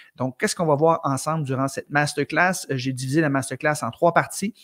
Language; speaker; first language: French; native; French